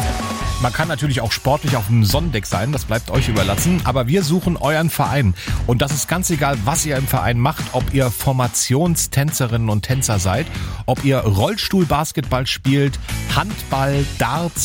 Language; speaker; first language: German; native; German